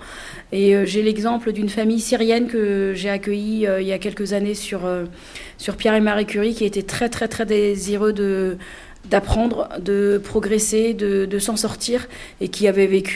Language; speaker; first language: French; native; French